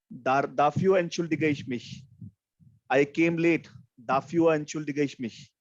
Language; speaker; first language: German; non-native, fluent; Hindi